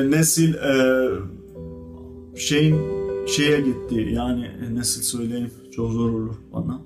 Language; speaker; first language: Turkish; non-native, fluent; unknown